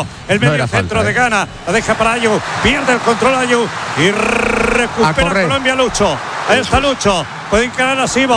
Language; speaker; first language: Spanish; native; Spanish